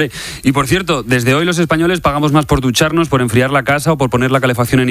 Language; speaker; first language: Spanish; native; Spanish